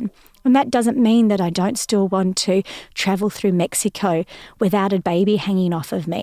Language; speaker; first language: English; native; English